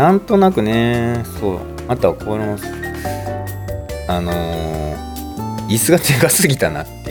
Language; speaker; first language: Japanese; native; Japanese